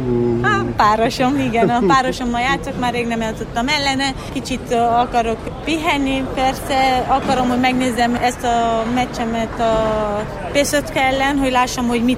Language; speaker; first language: Hungarian; non-native, local second language; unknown